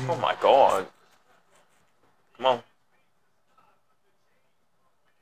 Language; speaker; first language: English; native; English